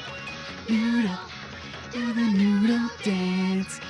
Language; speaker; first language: English; native; English